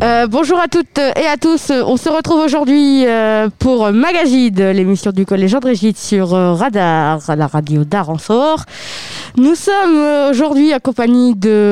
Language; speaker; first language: French; native; French